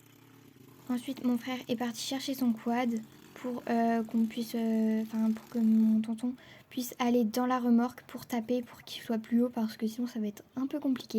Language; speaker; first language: French; native; French